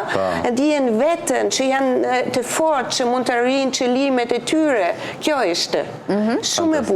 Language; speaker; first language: Albanian; non-native, fluent; German